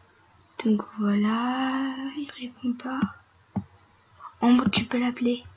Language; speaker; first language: French; native; French